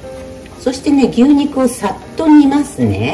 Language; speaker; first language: Japanese; native; Japanese